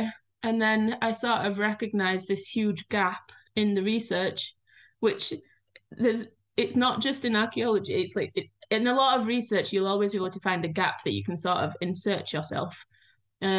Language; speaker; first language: English; native; English